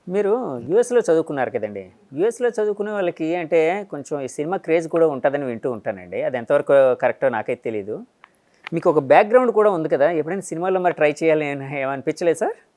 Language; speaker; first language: Telugu; native; Telugu